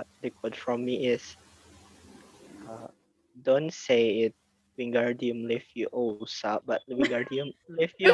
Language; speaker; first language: English; non-native, learner; Indonesian